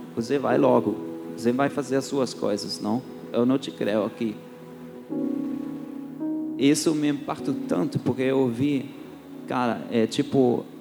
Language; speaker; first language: Portuguese; non-native, fluent; German